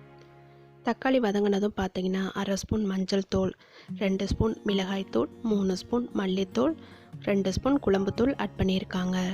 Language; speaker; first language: Tamil; native; Tamil